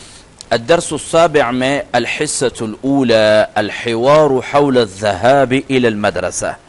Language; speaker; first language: Arabic; non-native, fluent; Urdu